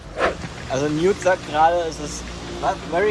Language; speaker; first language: German; native; German